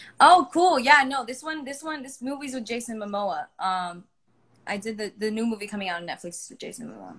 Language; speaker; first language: English; early bilingual, other home language; Spanish